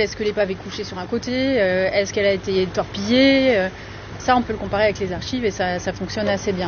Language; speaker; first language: French; native; French